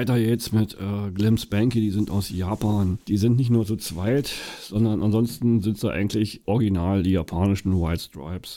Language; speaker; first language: German; native; German